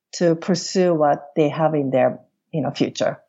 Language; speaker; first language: English; non-native, fluent; Portuguese